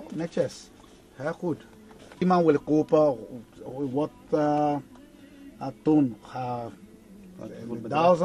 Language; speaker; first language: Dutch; non-native, learner; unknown